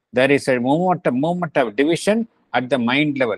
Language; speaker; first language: English; non-native, local second language; Tamil